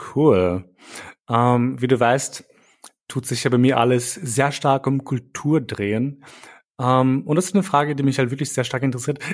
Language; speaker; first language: German; early bilingual, other home language; Albanian